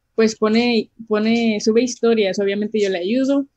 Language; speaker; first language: Spanish; native; Spanish